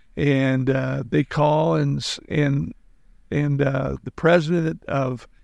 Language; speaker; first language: English; native; English